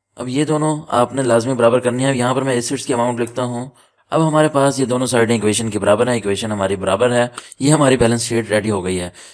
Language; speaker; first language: Urdu; native; Urdu